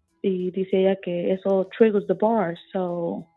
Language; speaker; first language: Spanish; early bilingual, other home language; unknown